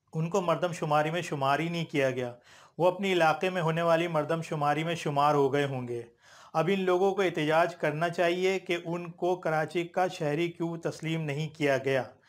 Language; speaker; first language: Urdu; native; Urdu